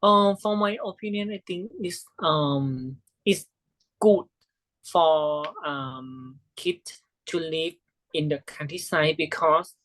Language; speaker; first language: English; non-native, learner; Thai